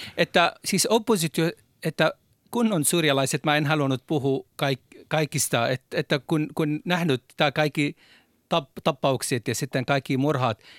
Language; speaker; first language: Finnish; non-native, learner; Arabic